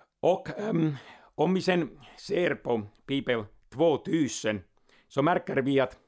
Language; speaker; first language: Swedish; non-native, local second language; Finnish